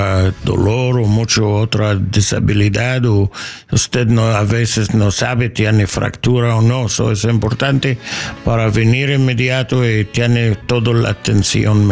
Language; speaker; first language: Spanish; non-native, learner; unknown